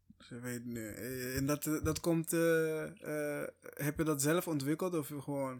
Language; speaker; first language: Dutch; non-native, fluent; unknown